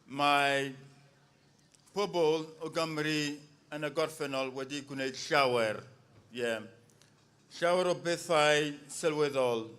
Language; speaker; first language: Welsh; non-native, fluent; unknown